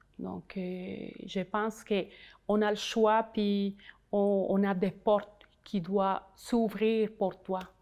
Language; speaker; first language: French; non-native, fluent; Spanish